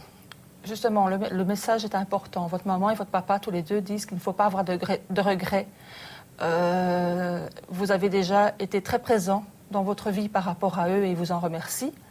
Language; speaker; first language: French; native; French